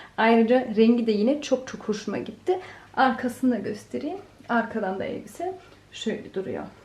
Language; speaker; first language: Turkish; early bilingual, heritage; Turkish